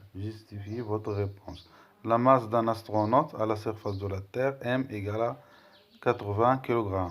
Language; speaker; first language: French; non-native, local second language; Arabic